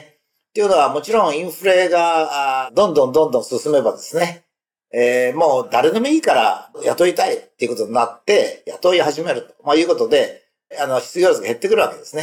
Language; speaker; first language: Japanese; native; Japanese